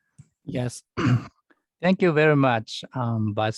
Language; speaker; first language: English; non-native, fluent; Japanese